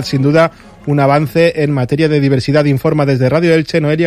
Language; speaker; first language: Spanish; native; Spanish